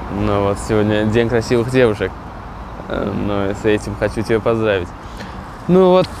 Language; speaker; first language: Russian; non-native, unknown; Azerbaijani